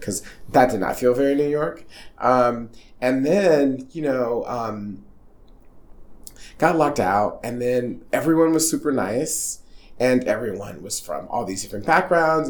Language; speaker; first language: English; native; English